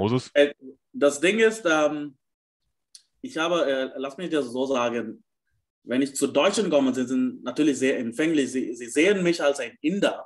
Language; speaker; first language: German; non-native, fluent; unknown